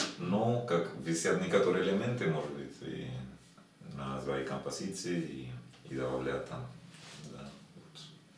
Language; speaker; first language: Russian; non-native, learner; Spanish